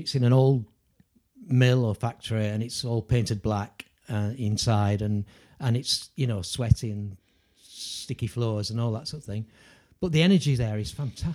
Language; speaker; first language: English; native; English